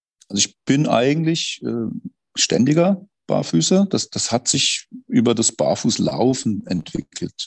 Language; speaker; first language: German; native; German